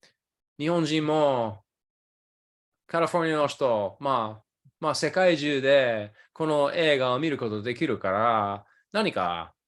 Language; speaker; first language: Japanese; early bilingual, other home language; English